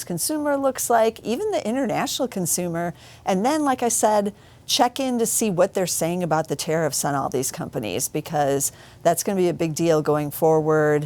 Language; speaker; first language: English; native; English